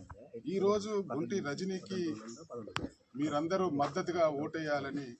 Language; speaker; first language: Telugu; native; Telugu